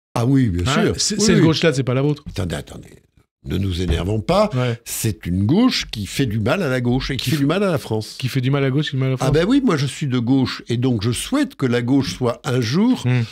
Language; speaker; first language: French; native; French